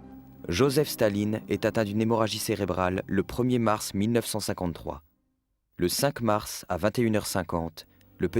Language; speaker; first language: French; native; French